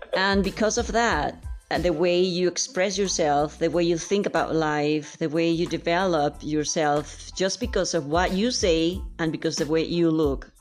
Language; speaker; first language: English; non-native, fluent; Spanish